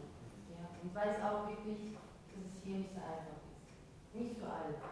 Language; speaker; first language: German; non-native, fluent; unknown